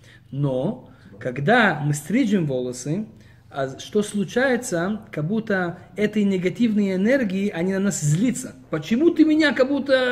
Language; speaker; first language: Russian; early bilingual, heritage; Russian